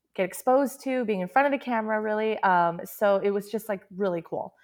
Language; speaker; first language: English; native; English